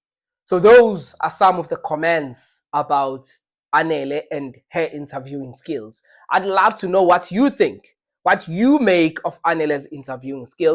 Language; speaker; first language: English; non-native, local second language; Zulu